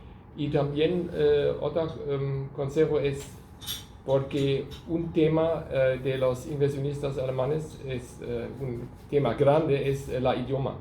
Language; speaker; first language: Spanish; non-native, fluent; German